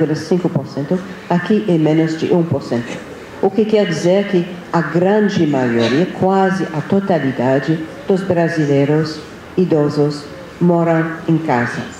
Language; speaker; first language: Portuguese; non-native, fluent; English